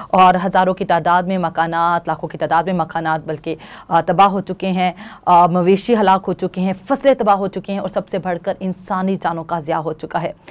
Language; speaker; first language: Urdu; native; Urdu